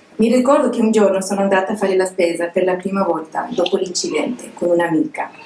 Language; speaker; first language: Italian; non-native, fluent; English